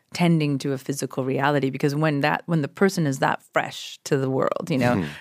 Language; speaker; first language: English; native; English